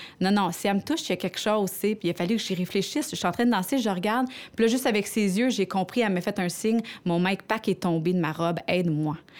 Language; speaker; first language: French; native; French